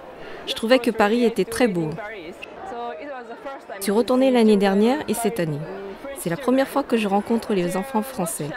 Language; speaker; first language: French; non-native, fluent; Japanese